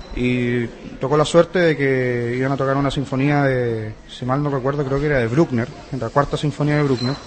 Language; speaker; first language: Spanish; native; Spanish